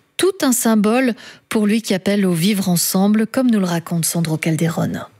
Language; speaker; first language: French; native; French